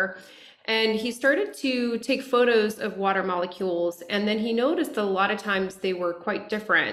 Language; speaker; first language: English; native; English